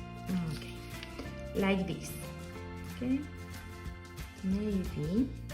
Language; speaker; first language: English; non-native, learner; Spanish